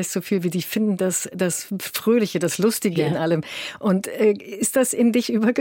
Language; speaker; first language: German; native; German